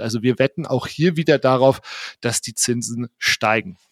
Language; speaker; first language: German; native; German